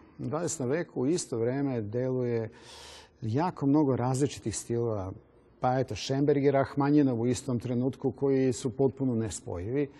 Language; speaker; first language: Serbian; native; Serbian